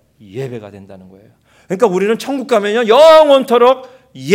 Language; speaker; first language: Korean; early bilingual, heritage; Korean